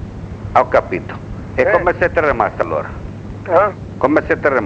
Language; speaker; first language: Italian; native; Italian